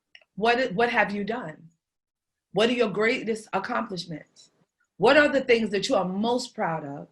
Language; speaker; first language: English; native; English